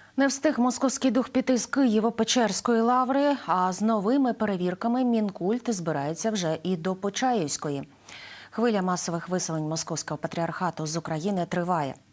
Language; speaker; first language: Ukrainian; native; Ukrainian